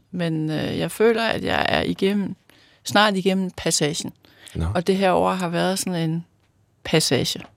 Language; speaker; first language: Danish; native; Danish